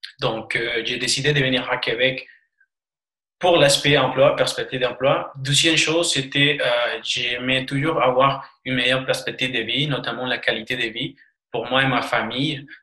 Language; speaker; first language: French; non-native, fluent; Spanish